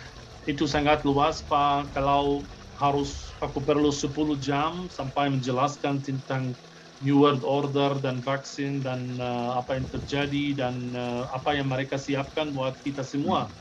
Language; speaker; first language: Indonesian; non-native, fluent; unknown